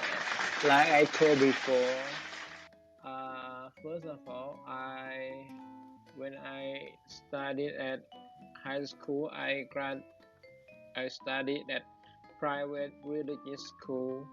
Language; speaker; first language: English; non-native, learner; Thai